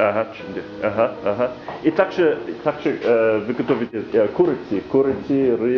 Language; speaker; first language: Russian; non-native, learner; English